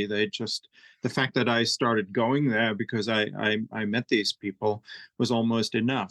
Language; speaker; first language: English; non-native, fluent; German